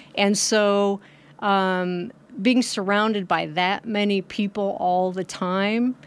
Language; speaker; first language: English; native; English